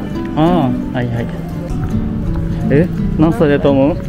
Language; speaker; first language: Japanese; non-native, fluent; Indonesian